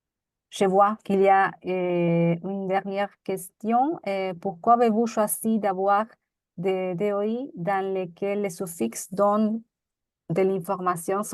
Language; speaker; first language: French; non-native, fluent; Spanish